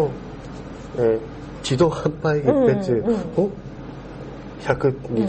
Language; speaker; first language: Japanese; non-native, learner; Korean